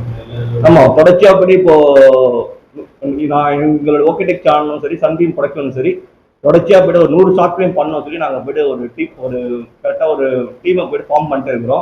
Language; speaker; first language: Tamil; native; Tamil